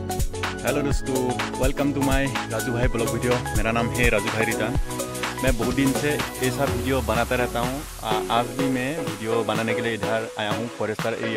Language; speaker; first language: Hindi; non-native, local second language; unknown